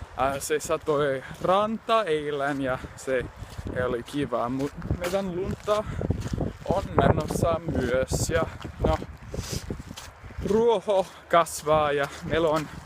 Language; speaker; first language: Finnish; non-native, learner; English